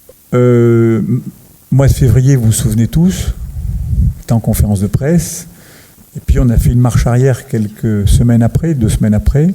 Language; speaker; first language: French; native; French